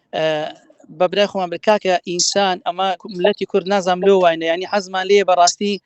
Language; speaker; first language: Central Kurdish; native; Central Kurdish